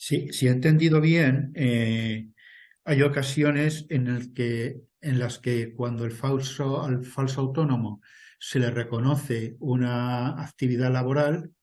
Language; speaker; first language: Spanish; native; Spanish